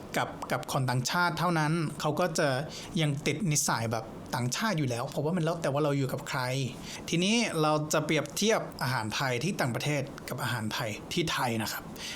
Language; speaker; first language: Thai; non-native, fluent; English